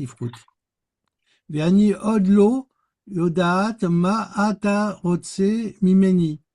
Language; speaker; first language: Hebrew; non-native, learner; French